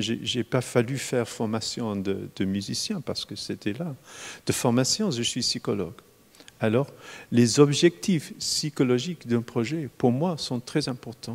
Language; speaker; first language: French; non-native, fluent; English